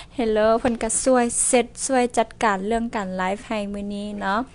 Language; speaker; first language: Lao; non-native, local second language; Hmong